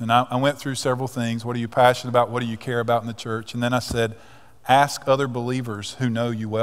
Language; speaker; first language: English; native; English